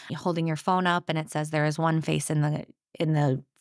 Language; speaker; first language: English; native; English